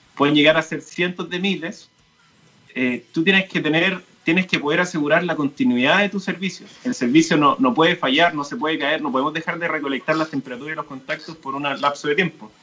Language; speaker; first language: Spanish; native; Spanish